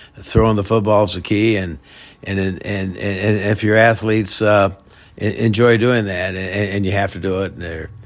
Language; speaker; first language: English; native; English